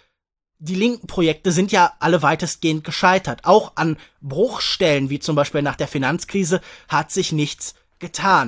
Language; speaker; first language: German; native; German